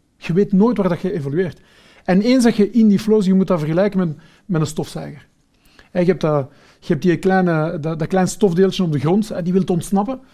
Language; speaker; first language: Dutch; early bilingual, other home language; Portuguese